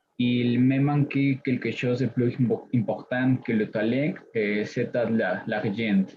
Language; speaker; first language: French; non-native, learner; Spanish